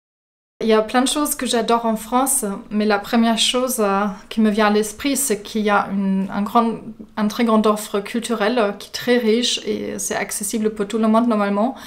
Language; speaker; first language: French; non-native, fluent; German